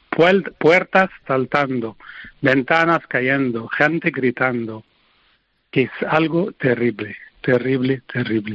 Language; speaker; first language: Spanish; non-native, fluent; Arabic